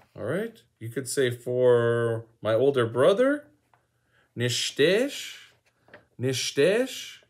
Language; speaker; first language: English; native; English